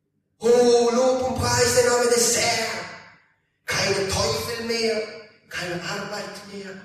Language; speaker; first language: German; non-native, learner; Italian